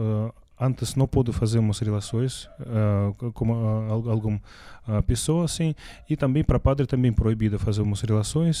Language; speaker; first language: Portuguese; non-native, learner; Russian